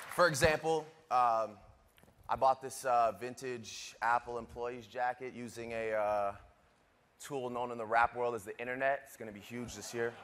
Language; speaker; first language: English; native; English